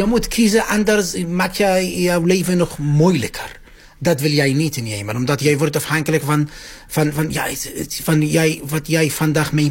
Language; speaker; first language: Dutch; non-native, fluent; Arabic